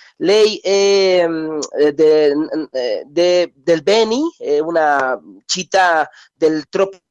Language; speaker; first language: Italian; non-native, learner; Spanish